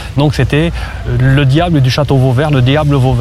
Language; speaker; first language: French; native; French